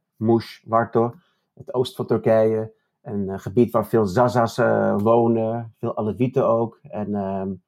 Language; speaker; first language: Dutch; early bilingual, other home language; Turkish